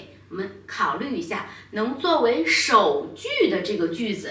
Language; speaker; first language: Chinese; native; Chinese